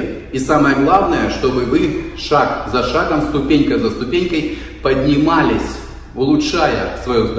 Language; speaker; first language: Russian; native; Russian